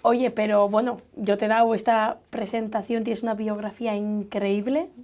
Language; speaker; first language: Spanish; native; Spanish